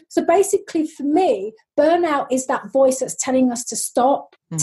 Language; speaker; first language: English; native; English